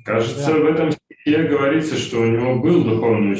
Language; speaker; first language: Russian; native; Russian